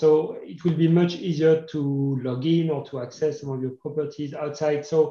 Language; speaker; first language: English; non-native, fluent; French